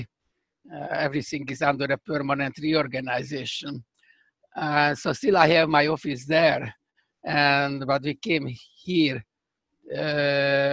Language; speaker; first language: English; non-native, fluent; Hungarian